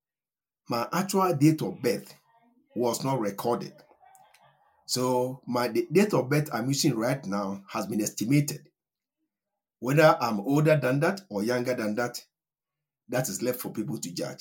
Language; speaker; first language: English; non-native, local second language; Akan